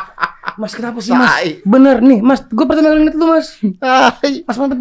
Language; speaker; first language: Indonesian; native; Indonesian